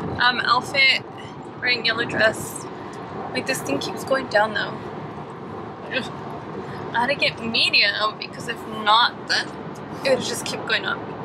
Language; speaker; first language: English; early bilingual, other home language; Spanish